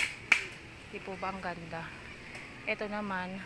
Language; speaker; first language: Filipino; native; Filipino